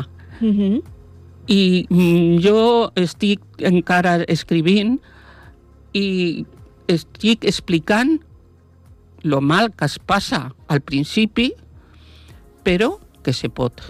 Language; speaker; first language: Catalan; non-native, local second language; Spanish